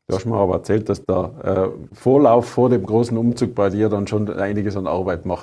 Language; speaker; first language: German; native; German